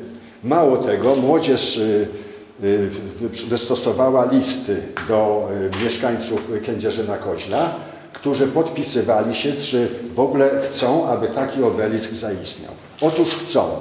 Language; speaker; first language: Polish; native; Polish